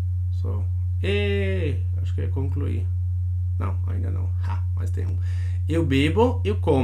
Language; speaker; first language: Portuguese; non-native, fluent; German